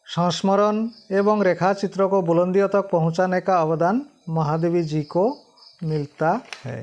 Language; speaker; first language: Hindi; non-native, local second language; Assamese